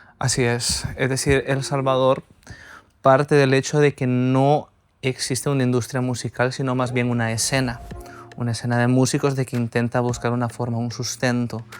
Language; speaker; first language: Spanish; native; Spanish